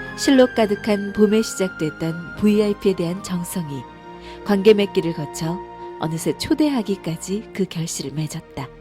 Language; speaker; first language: Korean; native; Korean